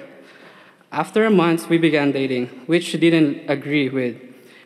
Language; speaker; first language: English; non-native, local second language; Filipino